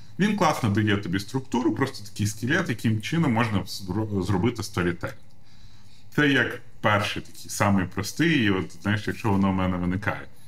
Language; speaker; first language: Ukrainian; non-native, local second language; Russian